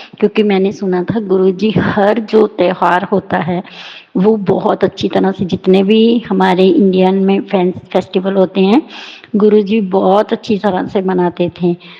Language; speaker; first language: Hindi; non-native, local second language; Punjabi